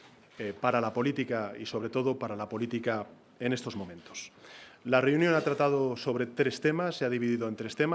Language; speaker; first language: Spanish; native; Spanish